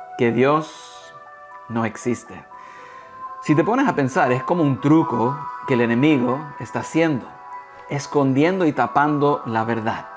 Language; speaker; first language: Spanish; early bilingual, heritage; Spanish